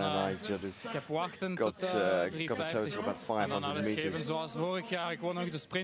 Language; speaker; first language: Dutch; non-native, local second language; French